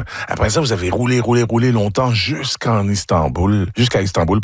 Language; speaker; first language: French; native; French